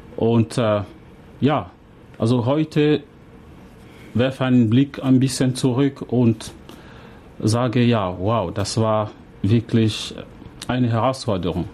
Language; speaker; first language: German; non-native, fluent; French